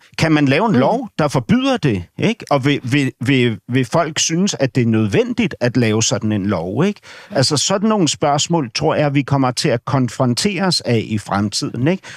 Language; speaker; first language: Danish; native; Danish